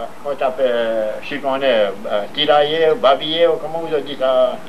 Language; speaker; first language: French; native; French